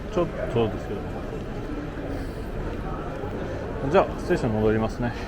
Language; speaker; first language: Japanese; non-native, learner; French